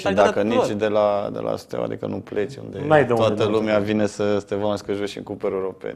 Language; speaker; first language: Romanian; native; Romanian